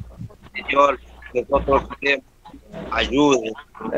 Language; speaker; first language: Spanish; non-native, learner; Haitian Creole